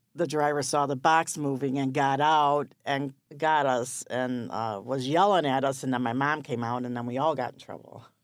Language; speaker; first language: English; native; English